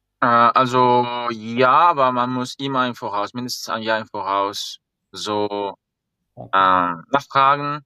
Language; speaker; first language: German; non-native, fluent; Spanish